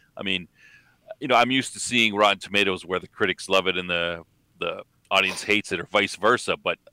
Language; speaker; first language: English; native; English